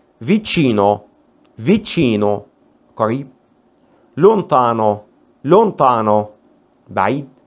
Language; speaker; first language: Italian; non-native, fluent; Arabic